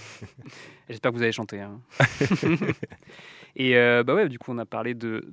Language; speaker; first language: French; native; French